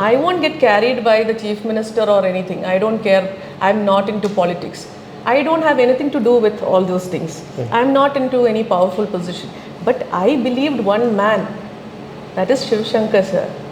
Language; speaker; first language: English; non-native, local second language; Malayalam